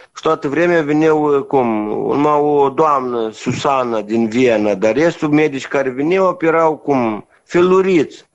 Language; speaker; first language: Romanian; native; Romanian